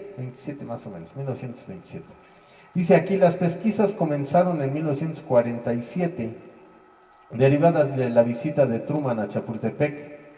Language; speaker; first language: Spanish; native; Spanish